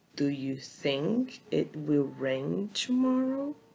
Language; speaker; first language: English; non-native, fluent; Portuguese